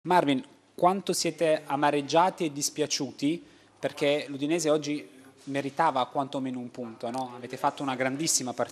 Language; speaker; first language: Italian; native; Italian